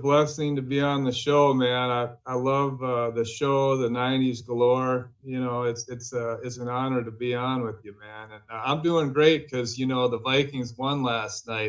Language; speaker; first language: English; native; English